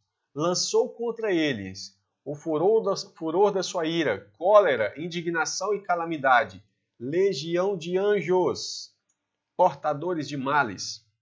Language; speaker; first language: Portuguese; native; Portuguese